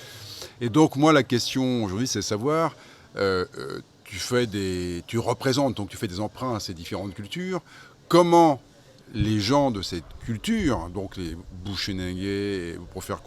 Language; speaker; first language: French; native; French